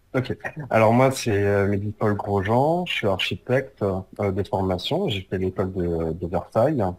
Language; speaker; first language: French; native; French